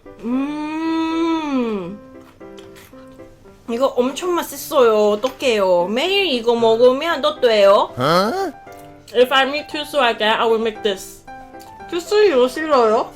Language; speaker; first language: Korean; non-native, learner; Cantonese